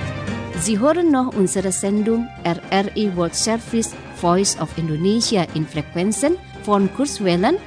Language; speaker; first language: German; non-native, learner; Indonesian